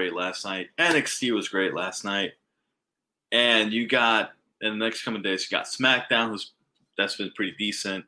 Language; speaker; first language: English; non-native, fluent; Spanish